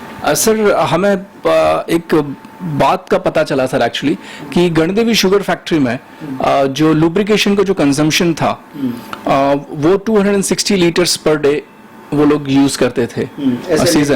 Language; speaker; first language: Hindi; native; Hindi